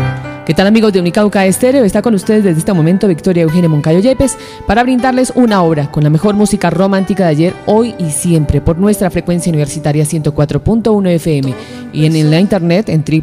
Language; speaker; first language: Spanish; native; Spanish